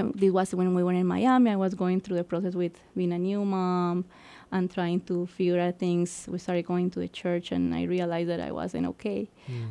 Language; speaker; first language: English; non-native, fluent; Spanish